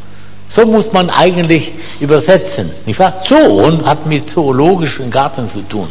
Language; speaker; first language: German; non-native, fluent; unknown